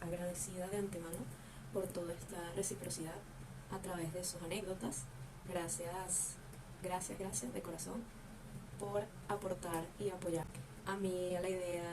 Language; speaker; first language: Spanish; native; Spanish